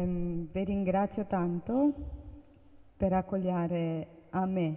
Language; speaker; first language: Italian; non-native, learner; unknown